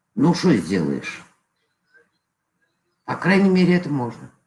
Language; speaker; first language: Russian; native; Russian